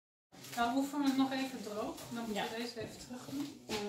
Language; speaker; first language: Dutch; native; Dutch